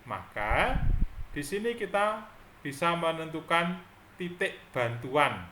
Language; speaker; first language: Indonesian; native; Indonesian